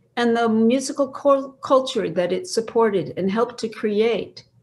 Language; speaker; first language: English; native; English